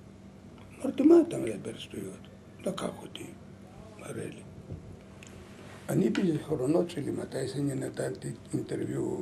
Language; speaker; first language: Hebrew; non-native, learner; Lithuanian